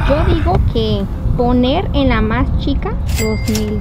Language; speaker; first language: Spanish; native; Spanish